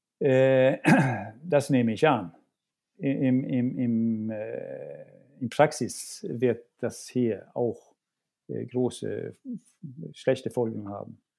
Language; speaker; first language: German; non-native, fluent; Swedish